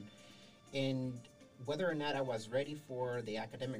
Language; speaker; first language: English; non-native, fluent; Spanish